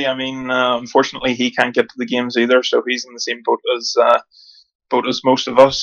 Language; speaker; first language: English; native; English